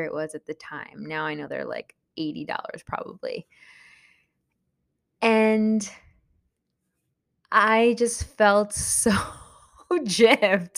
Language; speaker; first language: English; early bilingual, other home language; Spanish